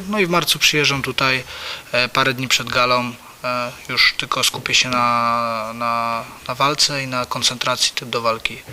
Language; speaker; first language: Polish; native; Polish